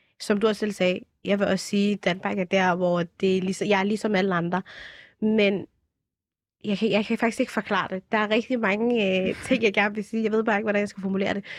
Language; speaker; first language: Danish; early bilingual, other home language; Somali